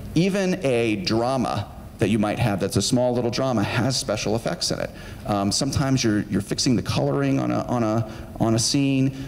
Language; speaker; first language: English; native; English